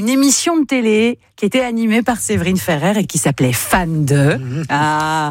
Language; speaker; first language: French; native; French